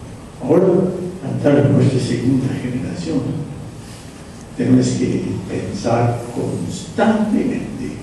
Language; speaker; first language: Spanish; non-native, fluent; English